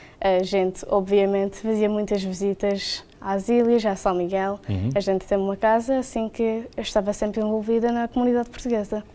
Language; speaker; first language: Portuguese; early bilingual, heritage; Portuguese